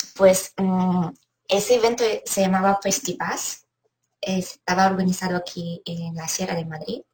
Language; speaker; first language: Spanish; non-native, fluent; Ukrainian